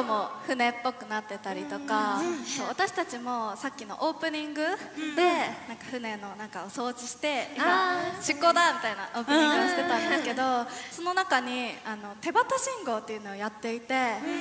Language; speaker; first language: Japanese; native; Japanese